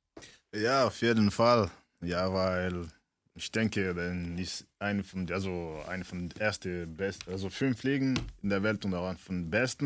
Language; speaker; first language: German; early bilingual, other home language; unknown